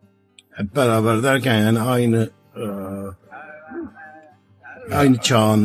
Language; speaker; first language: Turkish; native; Turkish